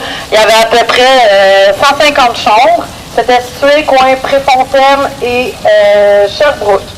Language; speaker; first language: French; native; French